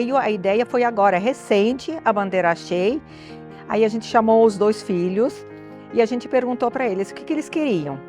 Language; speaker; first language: Portuguese; non-native, fluent; Arabic